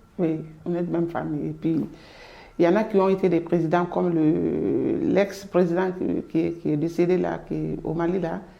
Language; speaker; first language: French; non-native, local second language; Mandingo